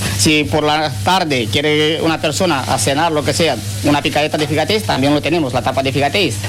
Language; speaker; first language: Spanish; non-native, fluent; Romanian